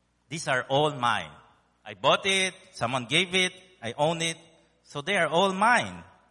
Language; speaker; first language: English; non-native, local second language; Min Nan Chinese